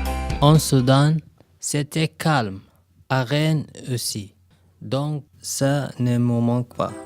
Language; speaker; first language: French; non-native, learner; Arabic